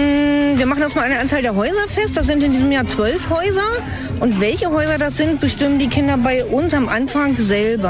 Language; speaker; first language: German; native; German